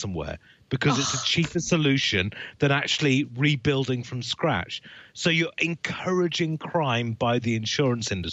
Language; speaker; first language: English; native; English